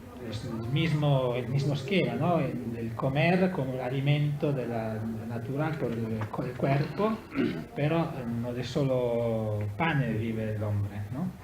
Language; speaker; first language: Spanish; non-native, fluent; Italian